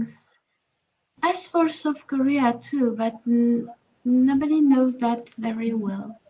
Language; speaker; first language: English; non-native, learner; French